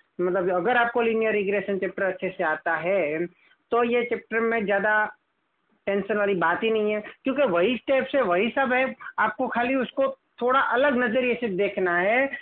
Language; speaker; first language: Hindi; non-native, local second language; Gujarati